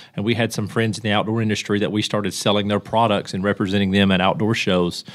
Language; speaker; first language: English; native; English